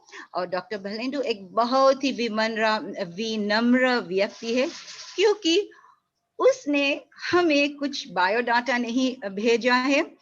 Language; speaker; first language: Hindi; non-native, fluent; English